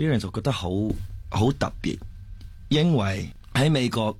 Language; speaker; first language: Cantonese; early bilingual, heritage; Cantonese